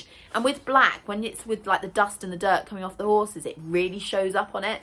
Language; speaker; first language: English; native; English